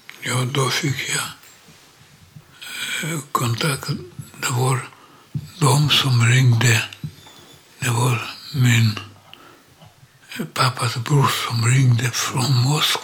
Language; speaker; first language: Swedish; non-native, learner; Polish